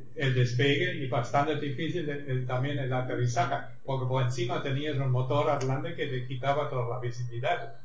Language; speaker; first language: Spanish; non-native, fluent; German